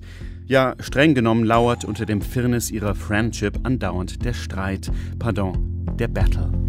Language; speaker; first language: German; native; German